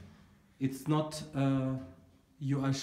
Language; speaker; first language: English; non-native, learner; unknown